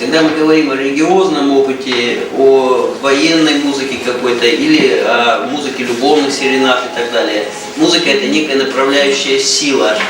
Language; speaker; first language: Russian; native; Russian